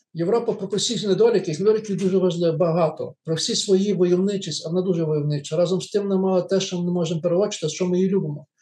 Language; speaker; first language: Ukrainian; native; Ukrainian